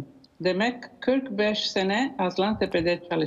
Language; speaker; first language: Turkish; non-native, learner; Italian